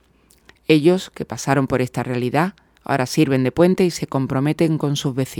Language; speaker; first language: Spanish; native; Spanish